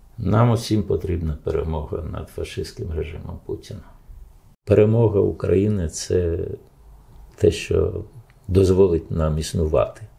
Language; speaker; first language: Ukrainian; non-native, learner; Romanian